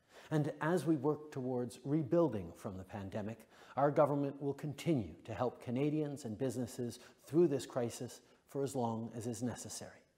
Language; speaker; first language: English; early bilingual, other home language; French